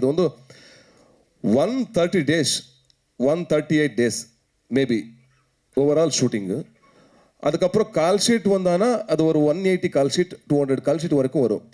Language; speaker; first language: Tamil; non-native, local second language; Kannada